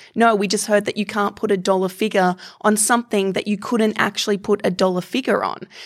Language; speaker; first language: English; native; English